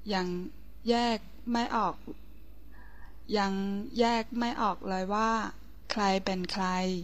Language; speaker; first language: Thai; non-native, learner; Chinese